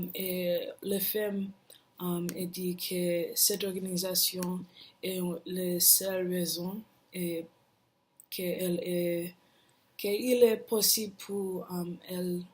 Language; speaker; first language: French; non-native, learner; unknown